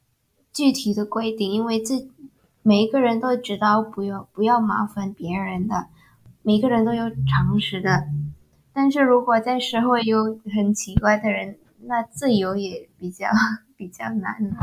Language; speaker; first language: Chinese; non-native, learner; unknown